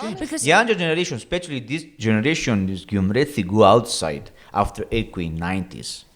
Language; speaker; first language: English; non-native, learner; Italian